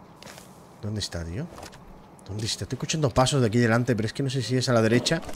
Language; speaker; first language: Spanish; native; Spanish